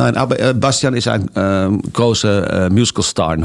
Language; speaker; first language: German; non-native, fluent; Dutch